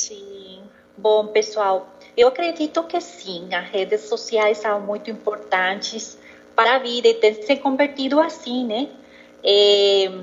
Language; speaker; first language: Portuguese; non-native, fluent; Spanish